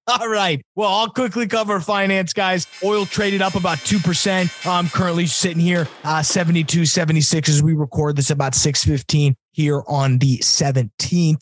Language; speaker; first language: English; native; English